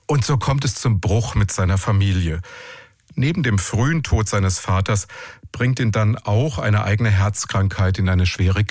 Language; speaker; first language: German; native; German